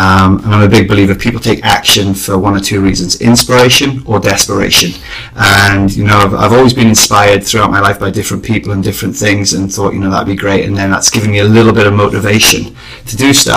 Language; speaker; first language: English; native; English